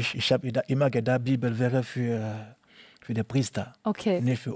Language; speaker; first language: German; non-native, learner; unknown